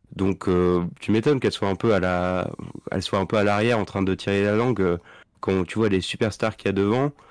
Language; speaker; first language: French; native; French